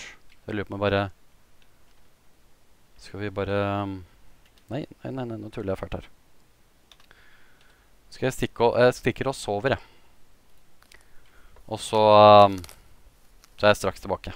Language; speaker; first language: Norwegian; native; Norwegian